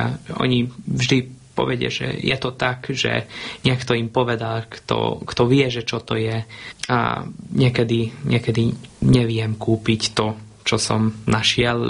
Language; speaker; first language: Slovak; non-native, local second language; Hungarian